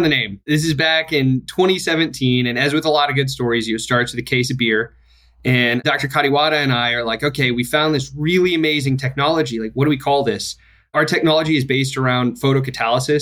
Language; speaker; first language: English; native; English